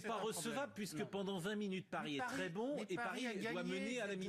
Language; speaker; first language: French; native; French